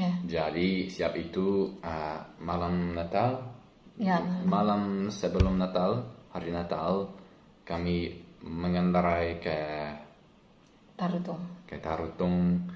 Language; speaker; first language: Indonesian; non-native, learner; English